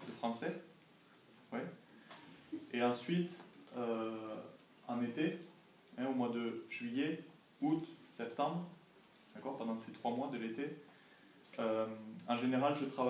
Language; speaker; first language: French; native; French